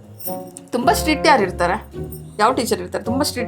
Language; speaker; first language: Kannada; native; Kannada